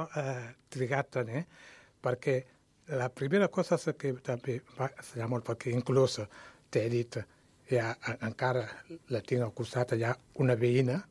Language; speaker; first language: Catalan; non-native, learner; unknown